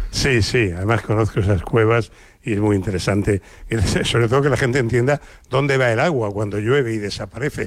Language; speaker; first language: Spanish; native; Spanish